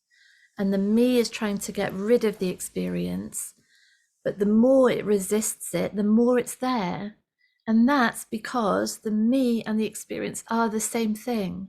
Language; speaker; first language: English; native; English